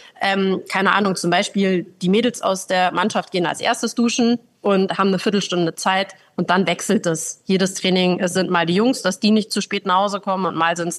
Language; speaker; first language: German; native; German